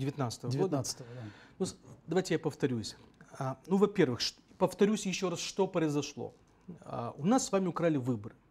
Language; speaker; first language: Russian; native; Russian